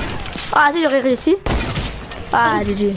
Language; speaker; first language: French; native; French